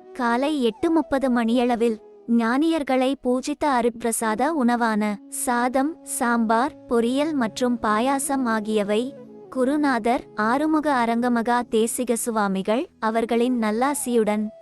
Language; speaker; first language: Tamil; native; Tamil